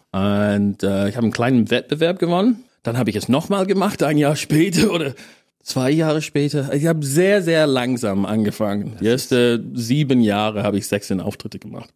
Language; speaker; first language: German; non-native, fluent; English